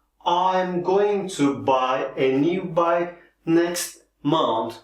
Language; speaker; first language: English; non-native, fluent; Turkish